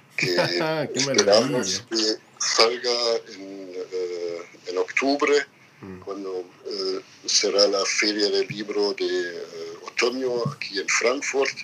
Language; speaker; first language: Spanish; non-native, fluent; German